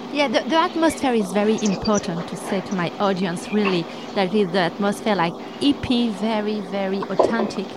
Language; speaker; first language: English; non-native, learner; French